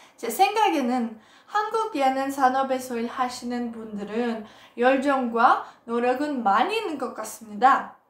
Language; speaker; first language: Korean; non-native, fluent; Russian